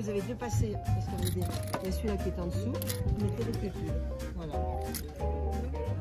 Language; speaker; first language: French; native; French